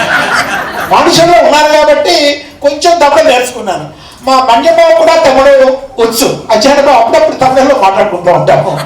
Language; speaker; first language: Telugu; native; Telugu